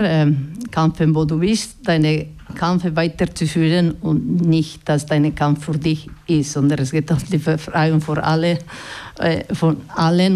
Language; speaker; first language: German; non-native, fluent; Basque